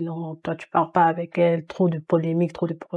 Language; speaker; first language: French; early bilingual, heritage; French